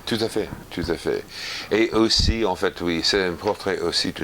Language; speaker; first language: French; non-native, fluent; English